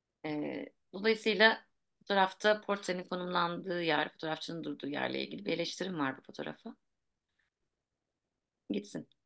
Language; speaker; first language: Turkish; native; Turkish